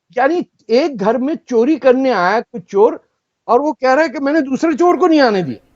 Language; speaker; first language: Urdu; non-native, local second language; Punjabi